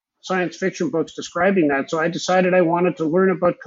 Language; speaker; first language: English; early bilingual, other home language; Hebrew